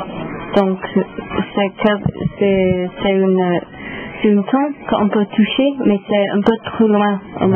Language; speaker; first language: French; non-native, learner; English